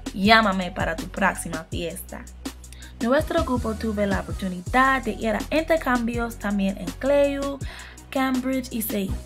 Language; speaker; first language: Spanish; non-native, learner; English